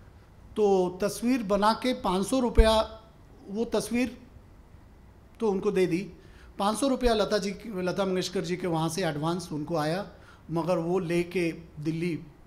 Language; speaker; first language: Hindi; native; Hindi